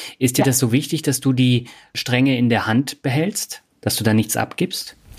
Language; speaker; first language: German; native; German